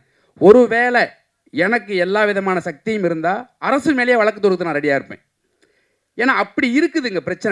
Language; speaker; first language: Tamil; native; Tamil